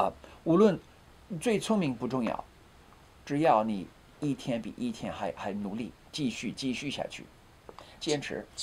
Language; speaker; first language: Chinese; non-native, fluent; English